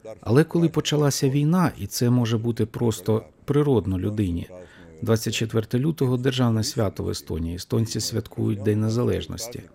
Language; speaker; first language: Ukrainian; non-native, fluent; Estonian